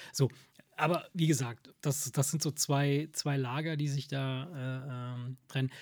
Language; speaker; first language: German; early bilingual, other home language; Italian